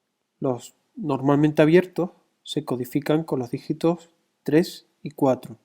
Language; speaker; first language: Spanish; native; Spanish